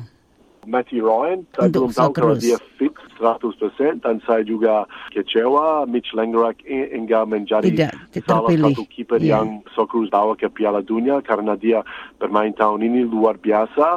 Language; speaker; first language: Indonesian; non-native, fluent; English